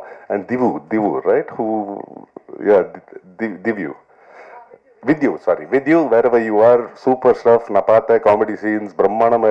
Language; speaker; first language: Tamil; non-native, local second language; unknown